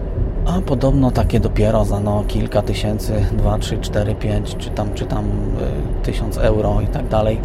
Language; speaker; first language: Polish; native; Polish